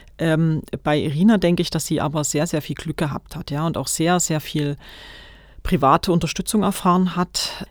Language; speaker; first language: German; native; German